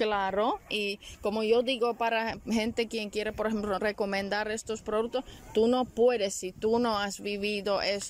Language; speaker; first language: Spanish; non-native, learner; Finnish